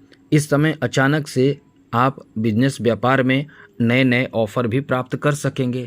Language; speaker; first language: Hindi; native; Hindi